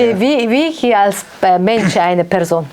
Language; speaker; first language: German; non-native, fluent; Kyrgyz